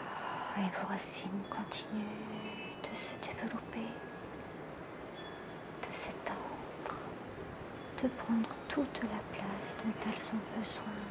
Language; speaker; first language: French; native; French